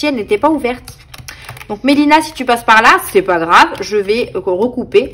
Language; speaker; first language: French; native; French